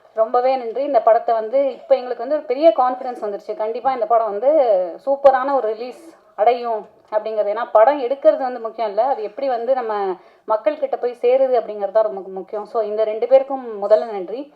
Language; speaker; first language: Tamil; native; Tamil